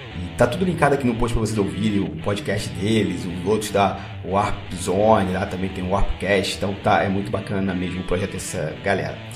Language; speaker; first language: Portuguese; native; Portuguese